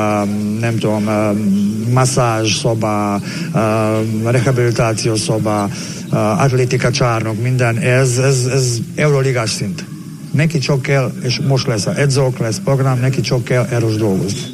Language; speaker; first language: Hungarian; non-native, learner; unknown